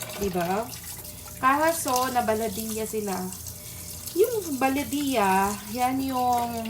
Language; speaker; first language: Filipino; non-native, local second language; Cebuano